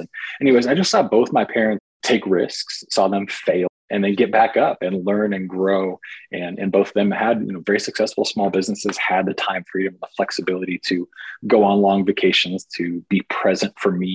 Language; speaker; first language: English; native; English